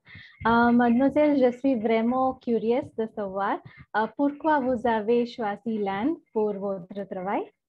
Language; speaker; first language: French; non-native, learner; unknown